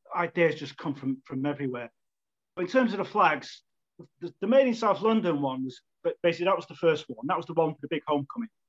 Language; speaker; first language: English; native; English